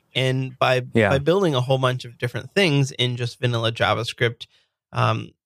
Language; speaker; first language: English; native; English